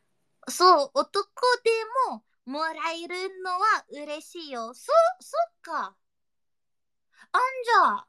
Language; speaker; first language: Japanese; non-native, learner; Indonesian